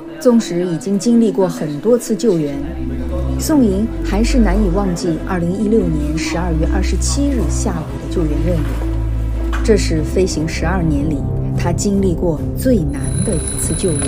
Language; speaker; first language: Chinese; native; Chinese